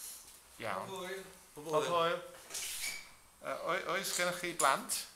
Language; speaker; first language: Welsh; non-native, fluent; English